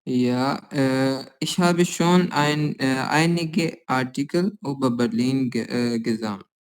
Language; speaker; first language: German; non-native, learner; Urdu